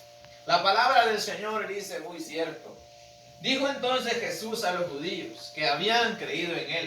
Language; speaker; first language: Spanish; native; Spanish